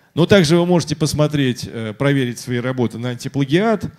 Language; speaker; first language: Russian; native; Russian